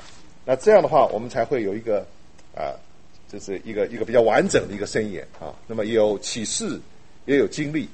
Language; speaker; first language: Chinese; native; Chinese